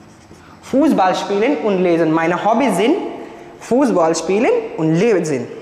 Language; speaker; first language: German; non-native, learner; Marathi